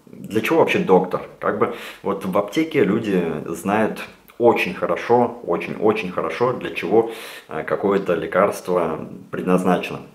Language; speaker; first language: Russian; early bilingual, heritage; Russian